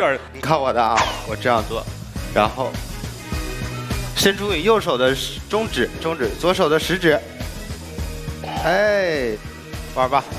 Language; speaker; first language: Chinese; native; Chinese